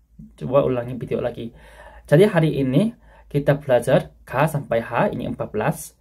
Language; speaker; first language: Indonesian; non-native, fluent; Korean